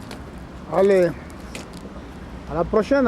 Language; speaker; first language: French; non-native, local second language; Lingala